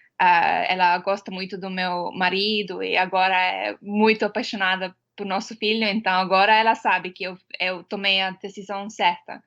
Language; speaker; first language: Portuguese; non-native, fluent; Estonian